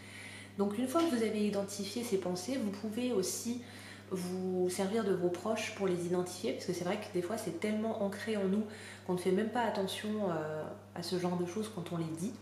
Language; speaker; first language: French; native; French